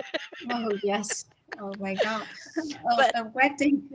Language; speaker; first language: English; non-native, learner; Vietnamese